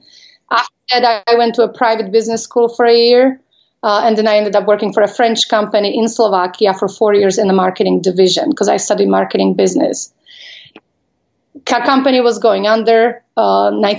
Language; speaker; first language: English; non-native, fluent; Slovak